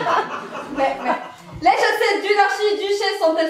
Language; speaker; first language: French; non-native, fluent; Arabic